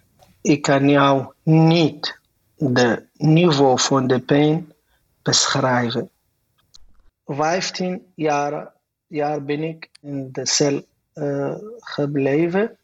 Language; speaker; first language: Dutch; non-native, learner; Arabic